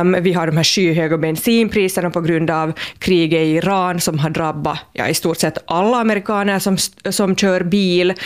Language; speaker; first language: Swedish; native; Swedish